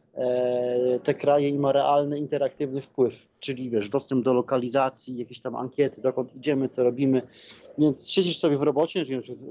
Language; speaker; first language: Polish; native; Polish